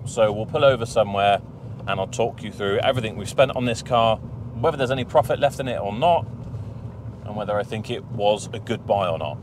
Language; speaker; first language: English; native; English